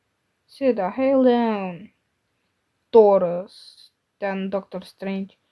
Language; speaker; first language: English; non-native, learner; Lithuanian